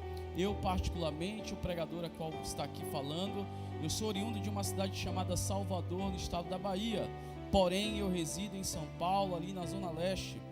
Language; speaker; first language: Portuguese; native; Portuguese